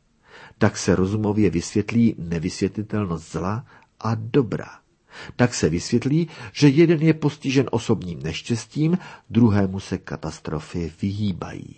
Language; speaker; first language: Czech; native; Czech